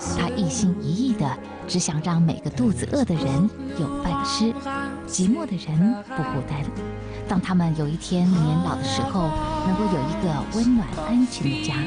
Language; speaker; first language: Chinese; native; Chinese